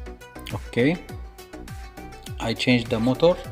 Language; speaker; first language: English; non-native, fluent; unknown